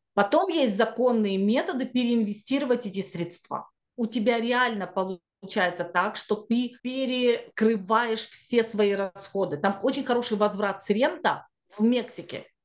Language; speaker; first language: Russian; native; Russian